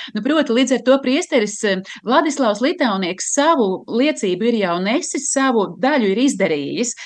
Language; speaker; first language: Latvian; native; Latvian